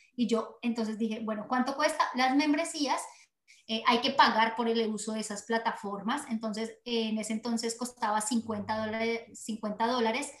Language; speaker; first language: Spanish; native; Spanish